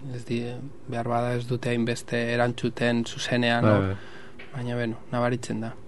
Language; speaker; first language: Basque; non-native, local second language; Spanish